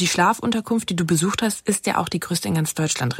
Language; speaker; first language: German; native; German